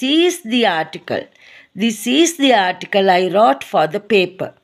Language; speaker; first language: English; non-native, local second language; Sinhala